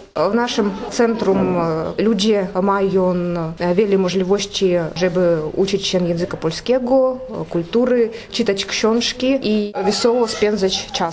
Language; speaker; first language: Polish; early bilingual, heritage; Russian